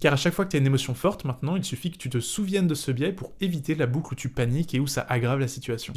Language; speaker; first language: French; native; French